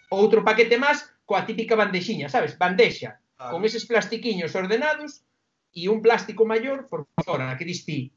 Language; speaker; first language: Galician; non-native, local second language; Spanish